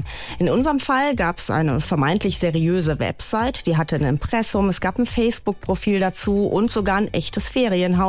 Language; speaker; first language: German; native; German